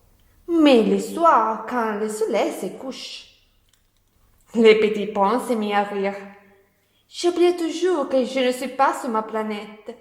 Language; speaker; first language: French; non-native, learner; Italian